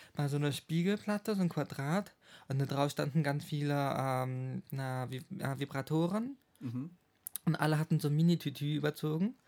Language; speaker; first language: German; non-native, fluent; English